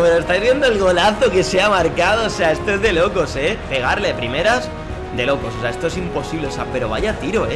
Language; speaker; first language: Spanish; native; Spanish